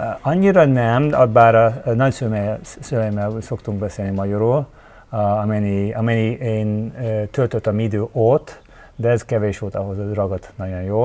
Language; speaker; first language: Hungarian; early bilingual, heritage; Hungarian